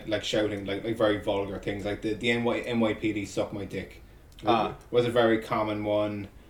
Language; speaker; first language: English; native; English